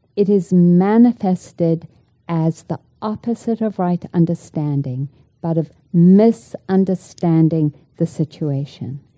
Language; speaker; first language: English; native; English